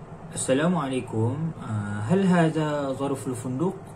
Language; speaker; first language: Arabic; non-native, learner; Malay